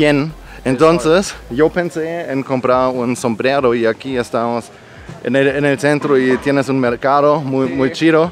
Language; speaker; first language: Spanish; non-native, learner; German